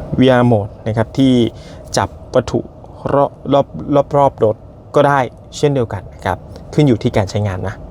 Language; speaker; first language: Thai; native; Thai